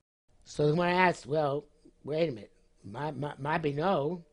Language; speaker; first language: English; native; English